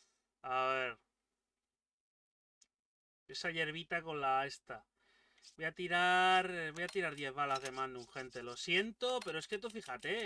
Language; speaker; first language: Spanish; native; Spanish